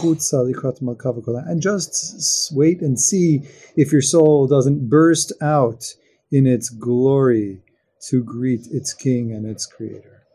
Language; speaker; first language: English; native; English